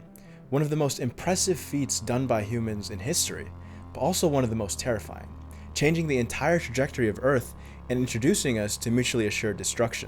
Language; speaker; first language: English; native; English